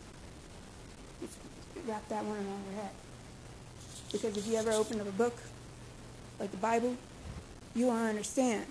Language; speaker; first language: English; native; English